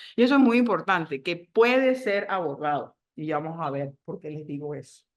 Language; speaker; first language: Spanish; native; Spanish